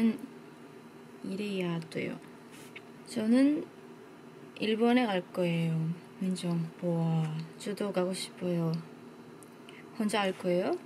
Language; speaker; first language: Korean; non-native, learner; Basque